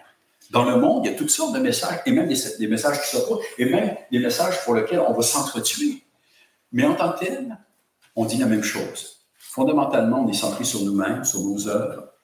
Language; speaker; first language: French; native; French